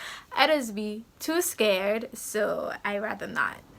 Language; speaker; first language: English; native; English